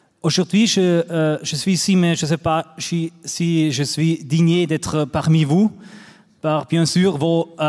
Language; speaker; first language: French; non-native, fluent; German